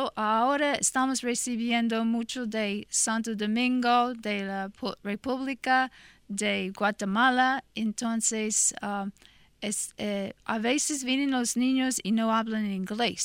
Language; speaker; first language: Spanish; non-native, fluent; English